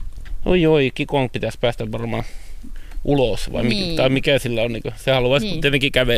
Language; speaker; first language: Finnish; native; Finnish